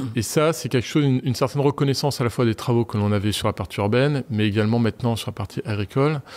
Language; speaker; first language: French; native; French